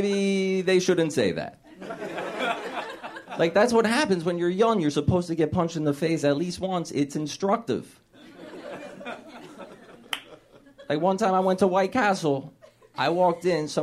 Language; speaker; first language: English; native; English